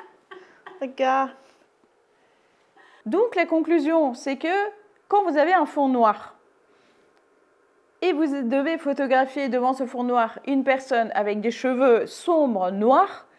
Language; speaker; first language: French; native; French